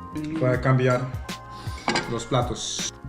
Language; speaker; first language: Spanish; non-native, learner; Dutch